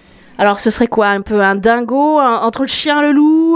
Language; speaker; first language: French; native; French